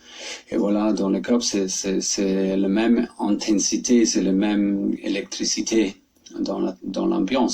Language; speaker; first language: French; non-native, learner; German